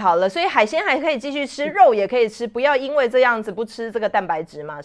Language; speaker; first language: Chinese; native; Chinese